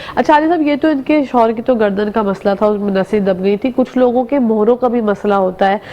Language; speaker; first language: Urdu; native; Urdu